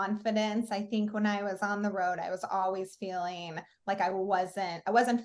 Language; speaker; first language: English; native; English